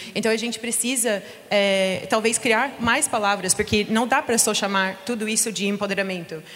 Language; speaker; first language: Portuguese; non-native, fluent; English